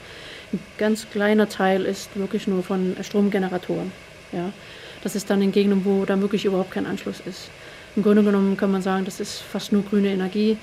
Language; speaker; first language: German; native; German